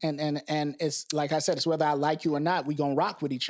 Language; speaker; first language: English; native; English